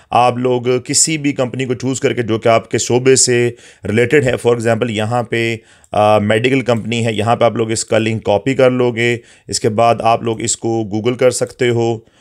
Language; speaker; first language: Urdu; native; Urdu